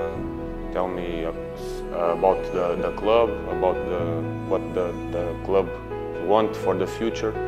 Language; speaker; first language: English; non-native, learner; Portuguese